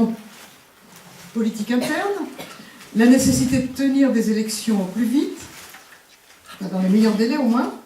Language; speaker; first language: French; native; French